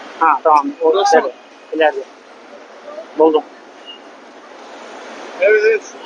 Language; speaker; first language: Turkish; non-native, fluent; Hindi